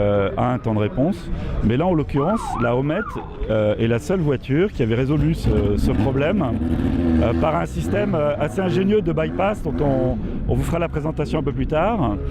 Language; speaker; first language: French; native; French